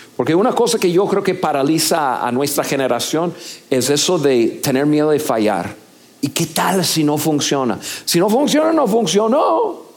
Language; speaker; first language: Spanish; non-native, fluent; English